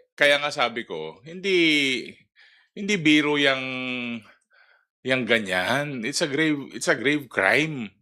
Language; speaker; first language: Filipino; non-native, local second language; Iloko